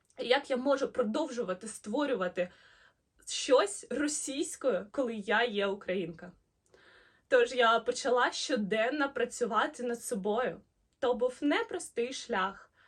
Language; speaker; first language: Ukrainian; non-native, local second language; Russian